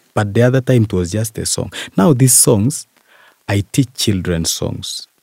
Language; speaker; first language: English; non-native, local second language; Kalenjin